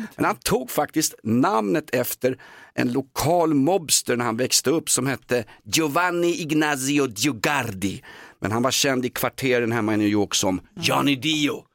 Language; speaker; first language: Swedish; native; Swedish